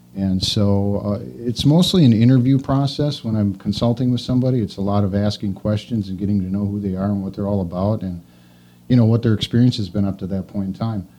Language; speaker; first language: English; native; English